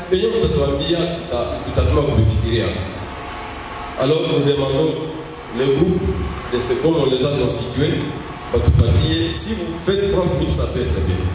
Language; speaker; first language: French; non-native, local second language; Swahili